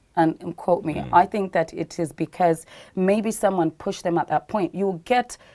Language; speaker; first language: English; non-native, local second language; Ganda